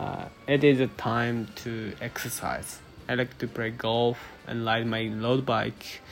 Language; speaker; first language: English; non-native, learner; Japanese